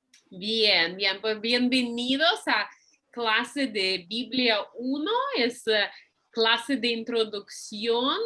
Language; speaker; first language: Spanish; non-native, fluent; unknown